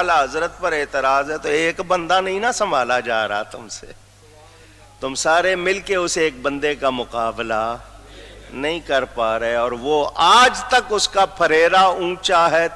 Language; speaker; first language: Urdu; native; Urdu